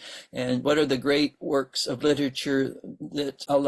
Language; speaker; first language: English; native; English